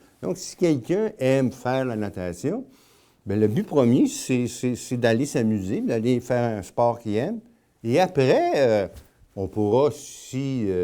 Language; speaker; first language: French; native; French